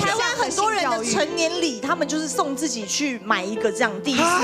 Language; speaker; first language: Chinese; native; Chinese